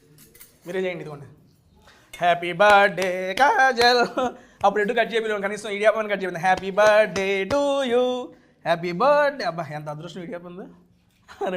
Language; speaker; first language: Telugu; native; Telugu